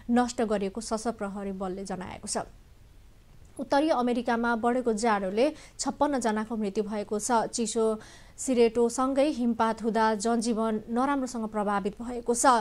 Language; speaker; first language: Nepali; non-native, local second language; Maithili